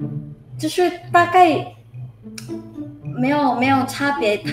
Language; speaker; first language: Chinese; early bilingual, heritage; Chinese